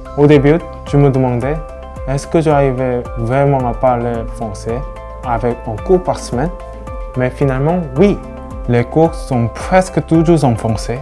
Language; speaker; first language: French; non-native, learner; Japanese